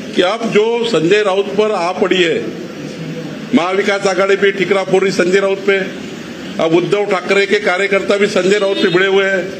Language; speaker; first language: Hindi; non-native, local second language; Marathi